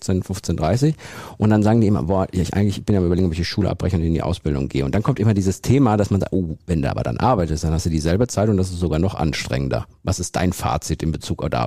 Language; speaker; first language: German; native; German